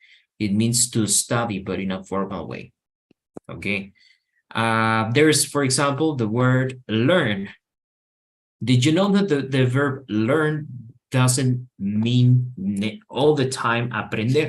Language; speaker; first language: English; non-native, fluent; Spanish